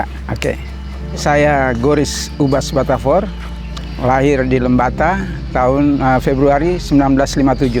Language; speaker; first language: Indonesian; non-native, local second language; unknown